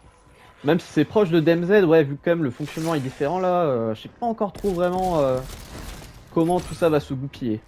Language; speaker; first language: French; native; French